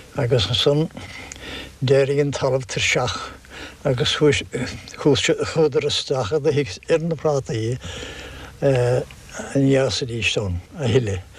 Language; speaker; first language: Irish; non-native, local second language; English